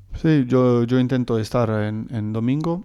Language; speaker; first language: Spanish; non-native, learner; Croatian